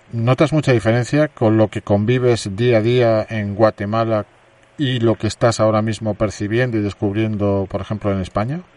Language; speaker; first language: Spanish; native; Spanish